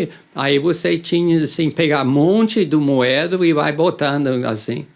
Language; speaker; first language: Portuguese; non-native, fluent; English